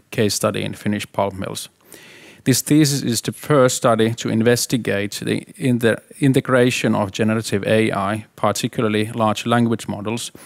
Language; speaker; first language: English; non-native, fluent; Finnish